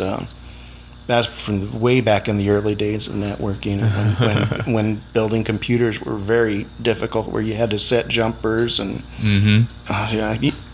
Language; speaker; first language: English; native; English